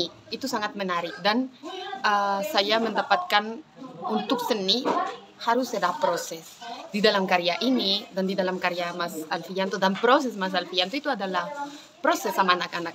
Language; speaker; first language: Indonesian; non-native, fluent; Spanish